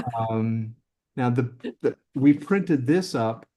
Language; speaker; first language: English; native; English